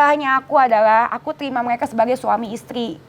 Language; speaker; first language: Indonesian; native; Indonesian